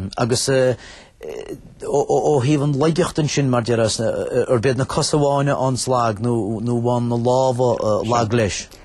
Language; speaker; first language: Irish; native; Irish